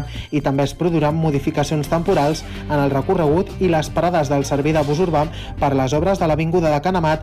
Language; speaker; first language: Catalan; native; Catalan